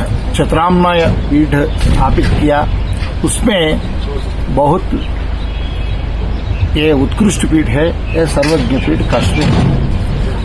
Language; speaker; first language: Hindi; non-native, local second language; Telugu